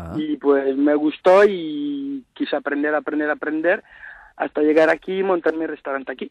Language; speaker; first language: Spanish; non-native, fluent; Italian